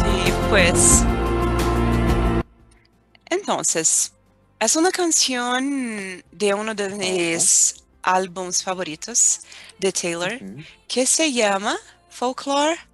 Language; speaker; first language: Spanish; non-native, fluent; Portuguese